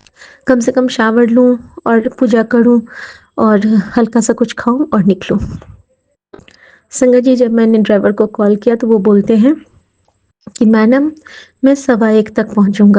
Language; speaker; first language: Hindi; native; Hindi